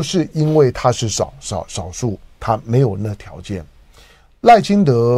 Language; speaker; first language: Chinese; native; Chinese